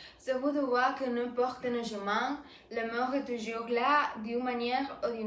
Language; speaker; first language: French; non-native, learner; Spanish